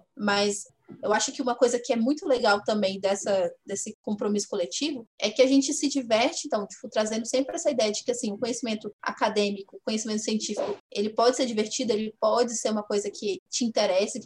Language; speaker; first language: Portuguese; native; Portuguese